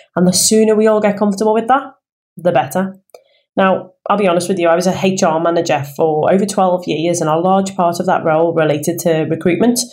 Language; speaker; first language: English; native; English